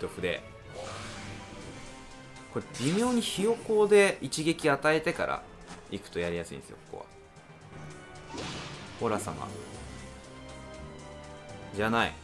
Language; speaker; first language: Japanese; native; Japanese